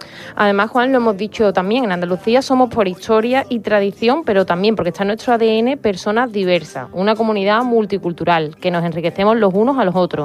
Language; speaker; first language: Spanish; native; Spanish